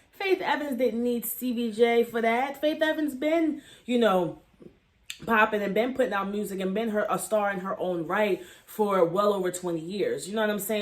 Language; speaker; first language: English; native; English